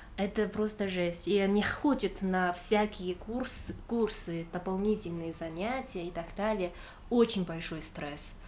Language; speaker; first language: Russian; non-native, fluent; Chinese